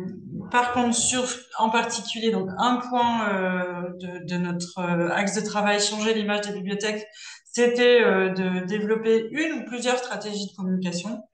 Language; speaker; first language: French; native; French